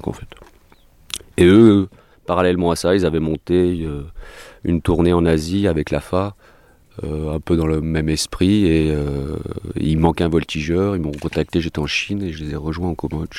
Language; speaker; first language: French; native; French